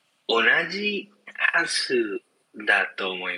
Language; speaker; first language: Japanese; non-native, learner; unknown